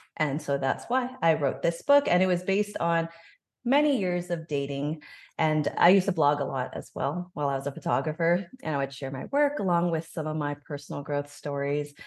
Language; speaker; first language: English; native; English